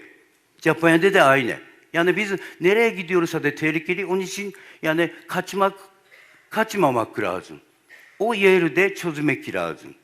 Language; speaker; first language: Turkish; non-native, learner; Japanese